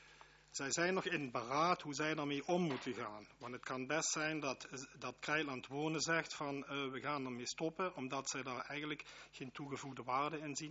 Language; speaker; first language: Dutch; native; Dutch